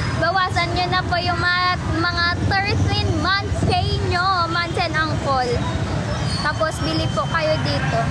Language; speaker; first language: Filipino; non-native, local second language; Hiligaynon